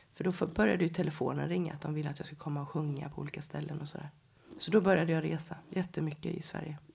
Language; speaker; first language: Swedish; native; Swedish